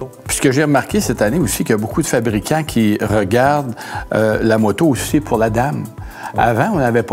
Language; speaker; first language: French; native; French